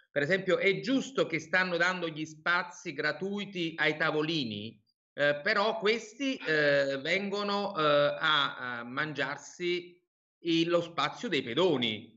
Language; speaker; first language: Italian; native; Italian